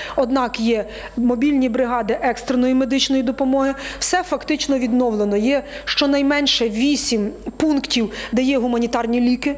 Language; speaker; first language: Ukrainian; native; Ukrainian